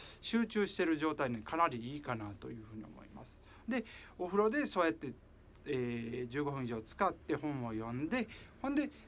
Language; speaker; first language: Japanese; native; Japanese